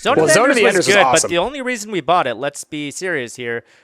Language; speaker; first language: English; native; English